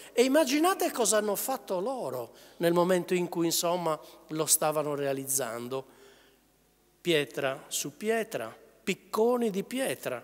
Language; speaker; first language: Italian; native; Italian